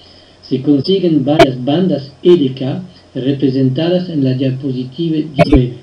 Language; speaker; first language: Spanish; non-native, fluent; French